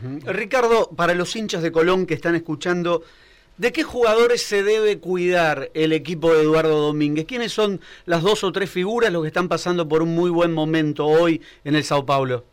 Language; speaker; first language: Spanish; native; Spanish